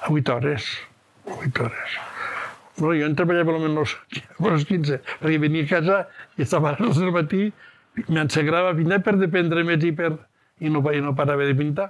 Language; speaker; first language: Catalan; native; Catalan